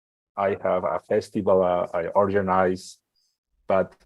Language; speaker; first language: English; non-native, learner; Spanish